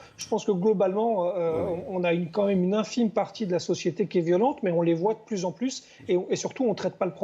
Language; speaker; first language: French; native; French